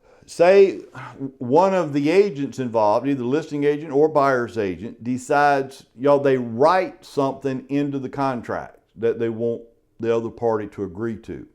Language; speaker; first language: English; native; English